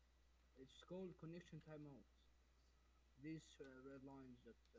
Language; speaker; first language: English; non-native, learner; Arabic